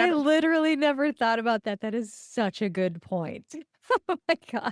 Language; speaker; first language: English; native; English